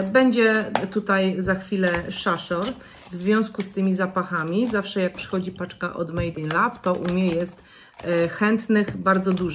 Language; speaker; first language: Polish; native; Polish